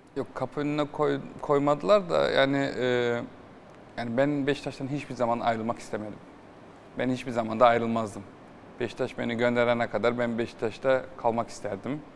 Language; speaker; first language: Turkish; early bilingual, heritage; Turkish